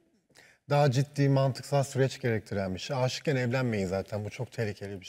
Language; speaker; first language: Turkish; native; Turkish